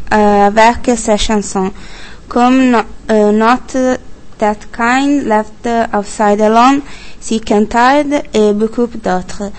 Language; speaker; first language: French; non-native, learner; Italian